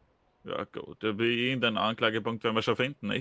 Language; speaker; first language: German; native; German